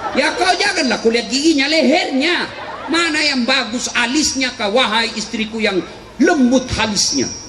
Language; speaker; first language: Indonesian; non-native, local second language; Buginese